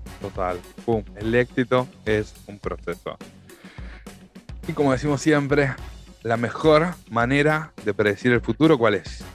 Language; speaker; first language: Spanish; native; Spanish